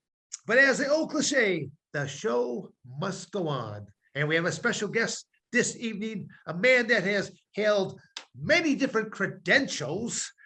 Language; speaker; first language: English; native; English